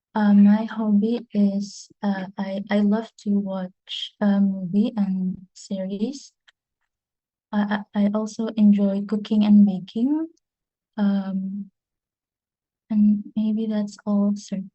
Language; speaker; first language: English; non-native, fluent; Indonesian